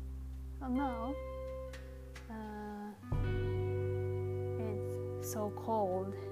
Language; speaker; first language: English; non-native, learner; Japanese